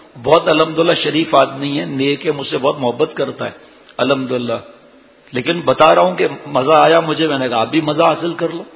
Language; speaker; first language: Urdu; native; Urdu